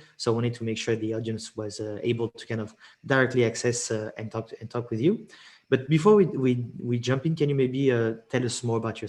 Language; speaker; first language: English; non-native, fluent; French